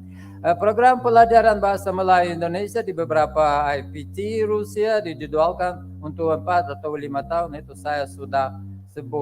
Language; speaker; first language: Indonesian; non-native, fluent; Russian